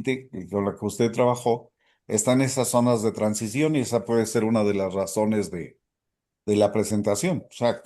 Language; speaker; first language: Spanish; native; Spanish